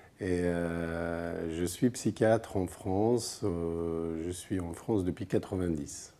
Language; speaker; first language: French; non-native, local second language; Arabic